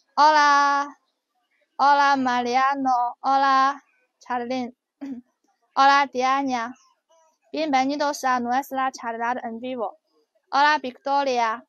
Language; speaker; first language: Spanish; non-native, learner; Chinese